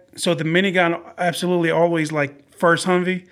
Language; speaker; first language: English; non-native, fluent; Arabic